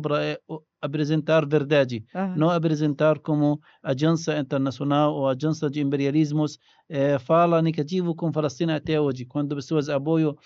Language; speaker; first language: Portuguese; non-native, learner; Arabic